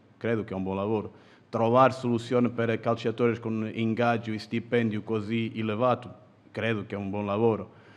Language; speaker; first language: Italian; non-native, fluent; Portuguese